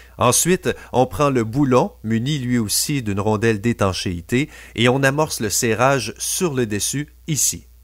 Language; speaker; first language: French; native; French